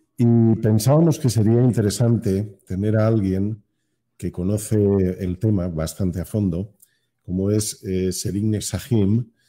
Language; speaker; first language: Spanish; native; Spanish